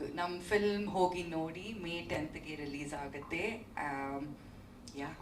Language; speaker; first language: Kannada; early bilingual, heritage; English